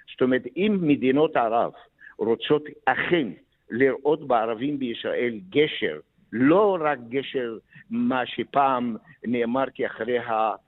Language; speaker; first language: Hebrew; non-native, local second language; Arabic